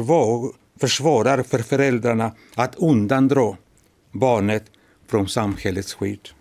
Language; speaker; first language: Swedish; non-native, fluent; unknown